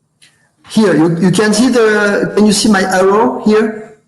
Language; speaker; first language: English; non-native, fluent; French